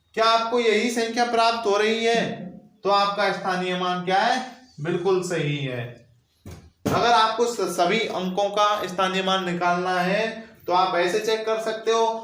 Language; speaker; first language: Hindi; native; Hindi